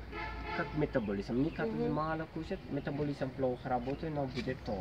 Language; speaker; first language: Russian; non-native, learner; Sinhala